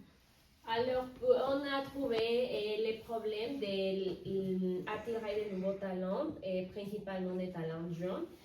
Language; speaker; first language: French; non-native, learner; Spanish